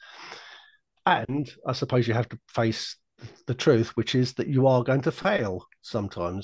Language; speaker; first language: English; native; English